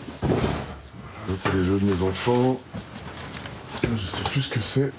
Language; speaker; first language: French; native; French